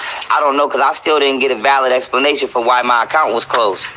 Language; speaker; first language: English; native; English